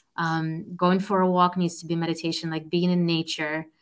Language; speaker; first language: English; non-native, fluent; Russian